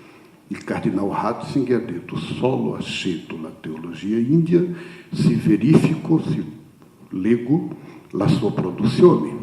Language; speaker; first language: Italian; non-native, fluent; Portuguese